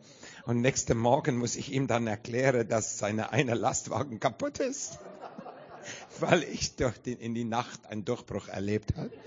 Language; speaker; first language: German; non-native, learner; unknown